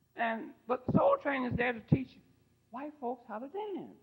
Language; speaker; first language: English; native; English